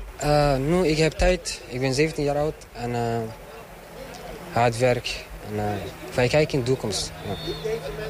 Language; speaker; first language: Dutch; non-native, learner; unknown